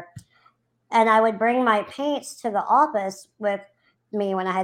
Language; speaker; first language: English; native; English